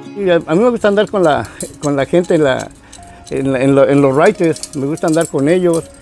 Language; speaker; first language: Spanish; native; Spanish